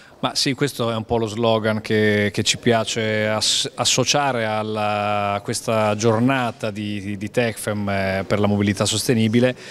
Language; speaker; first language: Italian; native; Italian